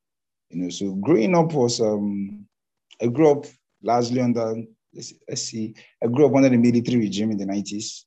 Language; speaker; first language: English; non-native, local second language; Hausa